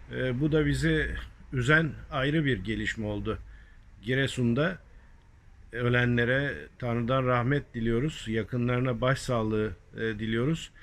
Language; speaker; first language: Turkish; native; Turkish